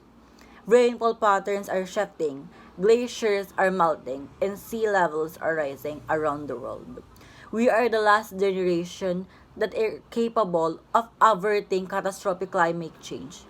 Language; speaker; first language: English; non-native, local second language; Filipino